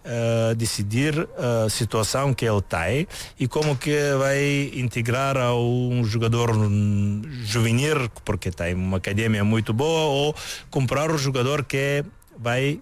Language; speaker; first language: Portuguese; non-native, learner; Bulgarian